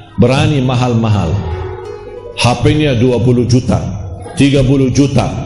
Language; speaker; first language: Malay; non-native, fluent; Arabic